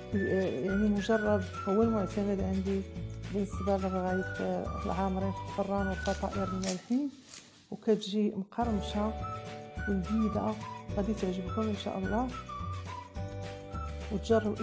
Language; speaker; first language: Arabic; native; Arabic